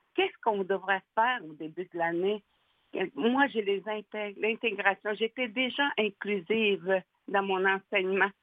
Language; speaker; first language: French; native; French